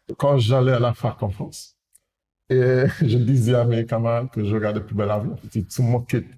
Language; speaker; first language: French; non-native, fluent; English